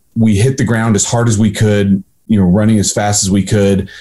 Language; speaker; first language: English; native; English